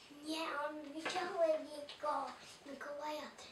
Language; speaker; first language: Polish; early bilingual, heritage; Polish